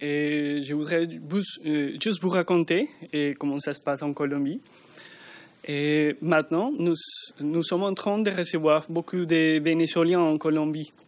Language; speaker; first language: French; non-native, learner; Spanish